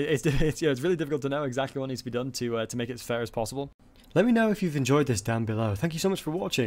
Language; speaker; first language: English; native; English